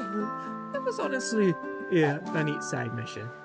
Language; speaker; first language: English; native; English